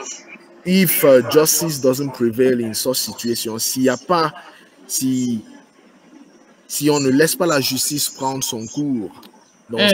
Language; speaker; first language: French; non-native, fluent; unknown